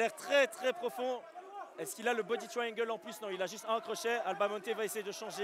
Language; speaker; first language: French; native; French